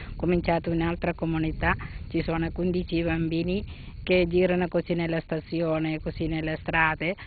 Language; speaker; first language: Italian; non-native, fluent; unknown